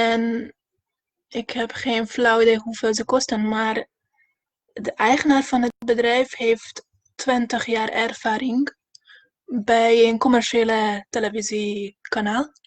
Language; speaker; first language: Dutch; non-native, fluent; Hungarian